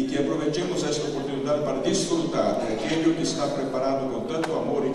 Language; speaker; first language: Spanish; native; Spanish